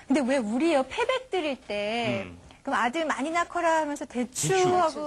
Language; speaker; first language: Korean; native; Korean